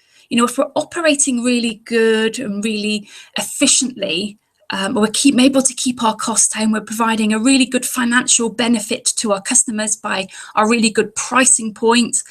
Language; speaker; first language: English; native; English